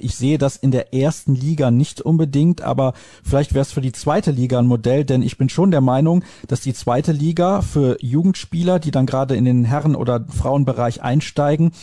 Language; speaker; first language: German; native; German